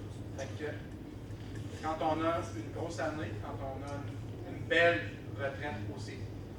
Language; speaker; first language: French; native; French